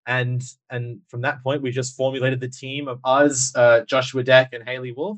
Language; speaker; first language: English; native; English